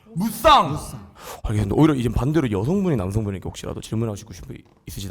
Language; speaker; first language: Korean; native; Korean